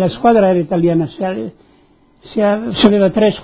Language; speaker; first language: Italian; non-native, local second language; Friulian